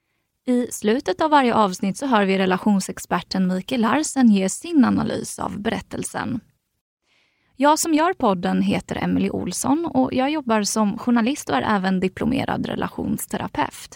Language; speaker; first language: Swedish; native; Swedish